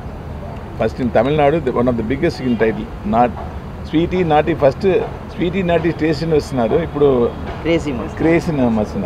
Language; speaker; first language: Telugu; non-native, learner; Tamil